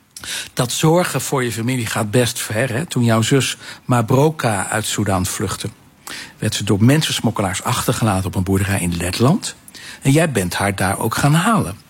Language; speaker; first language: Dutch; native; Dutch